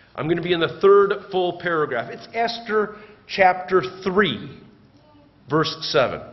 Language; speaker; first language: English; native; English